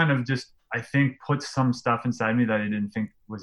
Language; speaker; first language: English; native; English